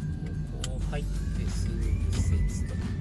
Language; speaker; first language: Japanese; native; Japanese